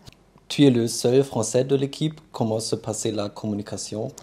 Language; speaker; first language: French; non-native, learner; German